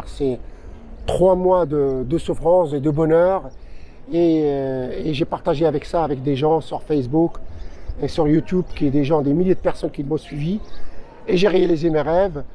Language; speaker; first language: French; non-native, local second language; Arabic